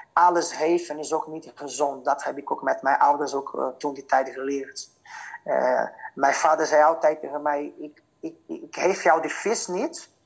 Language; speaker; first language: Dutch; non-native, fluent; Portuguese